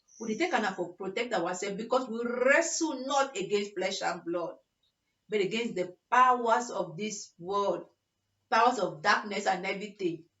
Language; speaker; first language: Nigerian Pidgin; native; Nigerian Pidgin